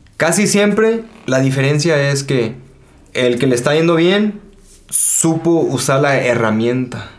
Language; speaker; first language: Spanish; early bilingual, heritage; Spanish